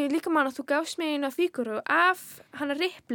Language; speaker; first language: Icelandic; early bilingual, heritage; Icelandic